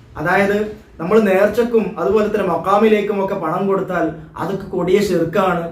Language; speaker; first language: Malayalam; native; Malayalam